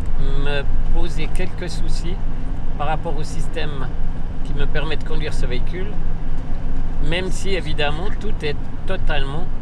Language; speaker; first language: French; native; French